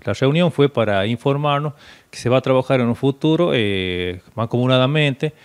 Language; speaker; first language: Spanish; native; Spanish